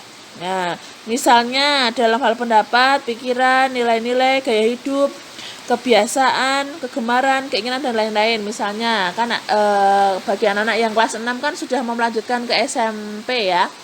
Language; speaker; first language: Indonesian; native; Indonesian